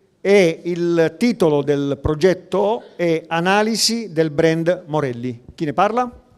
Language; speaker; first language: Italian; native; Italian